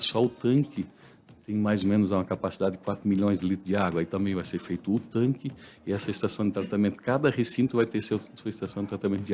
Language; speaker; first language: Portuguese; native; Portuguese